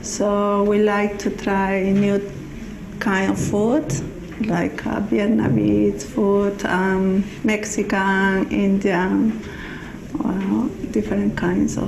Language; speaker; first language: English; non-native, learner; Spanish